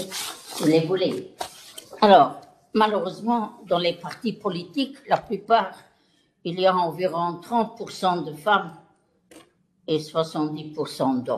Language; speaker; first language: French; non-native, local second language; Luxembourgish